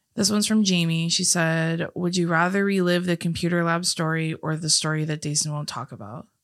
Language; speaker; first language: English; native; English